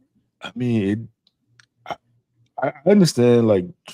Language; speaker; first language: English; native; English